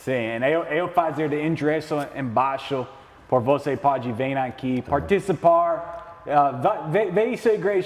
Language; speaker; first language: Portuguese; non-native, learner; English